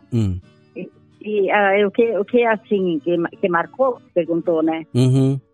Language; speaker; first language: Portuguese; non-native, local second language; Italian